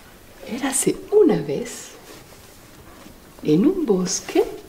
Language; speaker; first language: Spanish; non-native, fluent; French